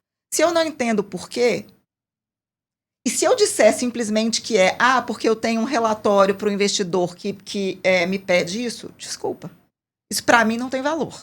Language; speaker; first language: Portuguese; native; Portuguese